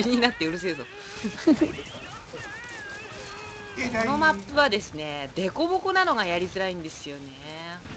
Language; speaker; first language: Japanese; native; Japanese